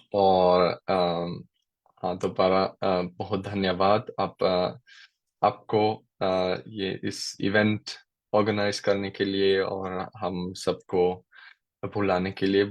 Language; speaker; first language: Hindi; non-native, learner; German